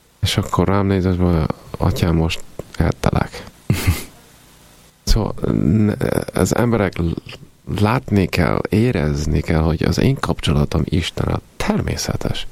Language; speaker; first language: Hungarian; non-native, fluent; Italian